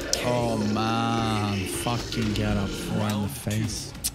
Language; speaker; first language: English; non-native, fluent; Swedish